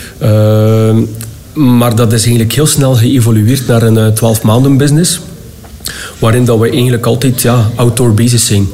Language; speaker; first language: Dutch; native; Dutch